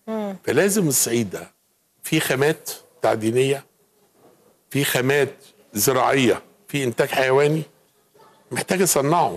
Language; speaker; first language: Arabic; native; Arabic